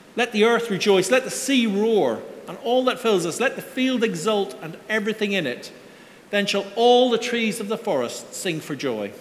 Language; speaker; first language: English; native; English